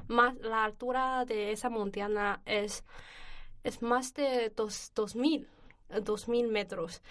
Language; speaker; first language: Spanish; non-native, learner; Chinese